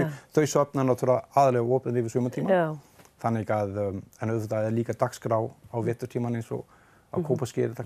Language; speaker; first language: Icelandic; non-native, fluent; Danish